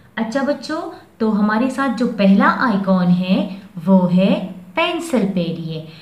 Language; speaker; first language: Urdu; non-native, local second language; Pashto